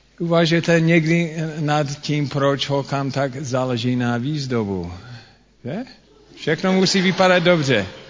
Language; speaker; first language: Czech; non-native, fluent; English